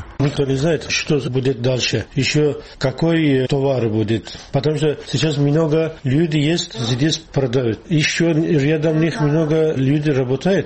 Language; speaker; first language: Russian; non-native, learner; Turkish